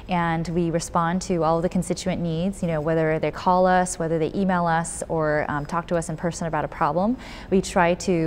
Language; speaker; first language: English; native; English